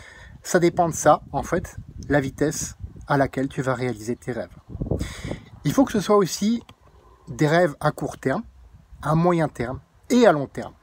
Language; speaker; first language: French; native; French